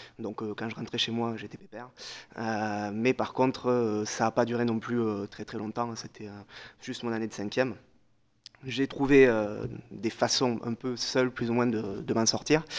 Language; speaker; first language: French; native; French